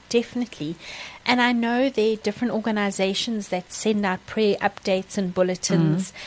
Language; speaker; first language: English; native; English